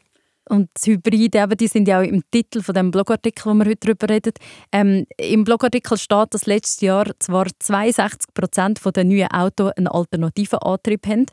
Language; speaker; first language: German; native; German